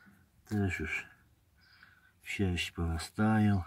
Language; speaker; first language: Polish; native; Polish